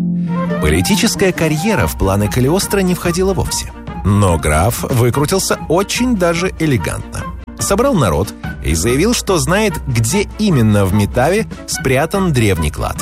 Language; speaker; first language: Russian; native; Russian